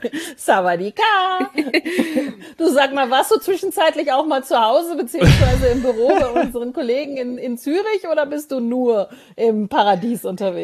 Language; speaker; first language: German; native; German